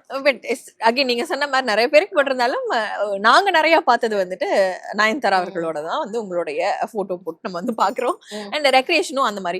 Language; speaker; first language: Tamil; native; Tamil